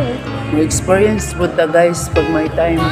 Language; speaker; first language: English; non-native, local second language; Cebuano